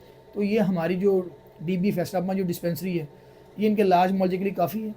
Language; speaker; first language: Urdu; native; Urdu